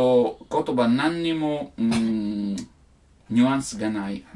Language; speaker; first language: Japanese; non-native, learner; Italian